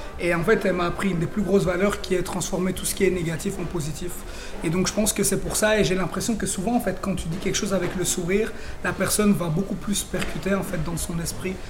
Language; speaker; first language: French; native; French